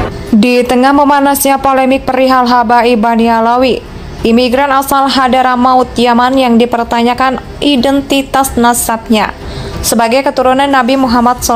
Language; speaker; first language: Indonesian; native; Indonesian